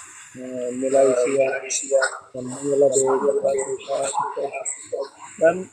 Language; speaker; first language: Indonesian; non-native, learner; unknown